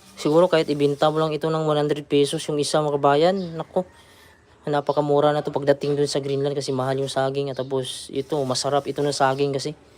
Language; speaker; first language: Filipino; non-native, local second language; Cebuano